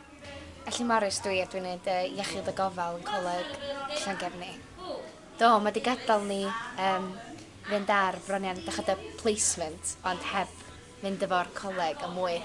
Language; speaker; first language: Welsh; native; Welsh